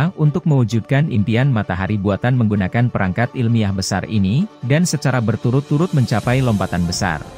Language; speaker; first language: Indonesian; native; Indonesian